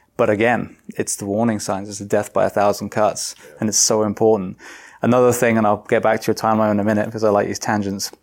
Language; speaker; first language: English; native; English